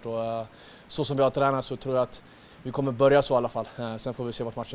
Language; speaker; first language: Swedish; native; Swedish